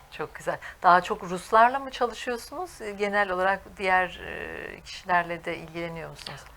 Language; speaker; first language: Turkish; native; Turkish